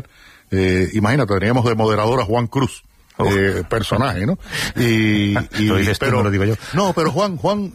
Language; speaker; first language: Spanish; native; Spanish